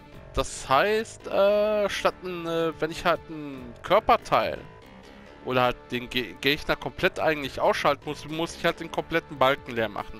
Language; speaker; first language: German; native; German